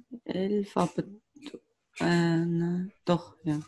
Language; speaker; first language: German; native; German